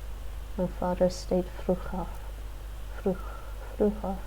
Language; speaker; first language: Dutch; non-native, learner; English